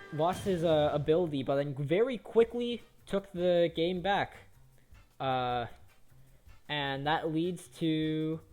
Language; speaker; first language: English; native; English